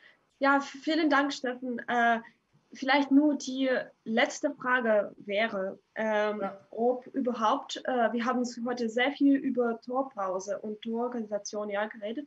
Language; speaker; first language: German; non-native, fluent; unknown